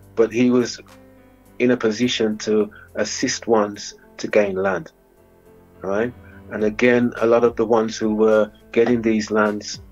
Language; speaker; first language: English; native; English